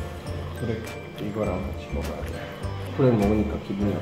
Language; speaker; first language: Korean; non-native, fluent; Bosnian